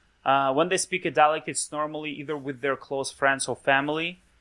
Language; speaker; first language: English; non-native, fluent; Russian